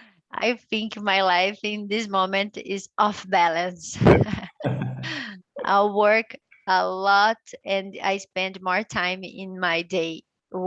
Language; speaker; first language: English; non-native, learner; Portuguese